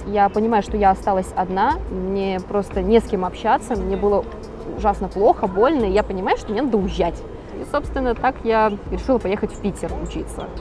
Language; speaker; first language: Russian; native; Russian